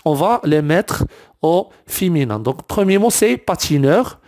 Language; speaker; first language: French; non-native, local second language; Arabic